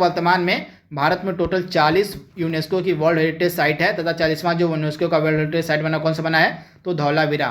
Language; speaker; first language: Hindi; native; Hindi